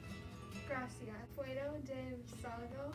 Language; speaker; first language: Spanish; non-native, learner; English